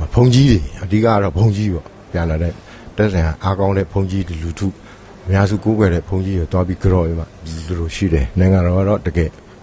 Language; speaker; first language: Burmese; non-native, local second language; Pa'o Karen